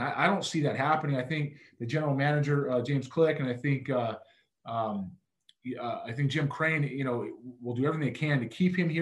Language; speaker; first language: English; native; English